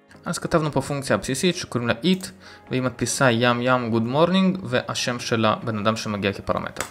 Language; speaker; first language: Hebrew; native; Hebrew